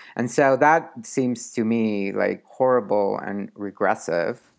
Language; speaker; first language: English; non-native, fluent; Spanish